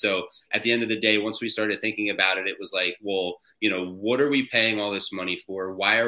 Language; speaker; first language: English; native; English